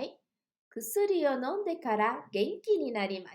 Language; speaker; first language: Japanese; non-native, learner; Portuguese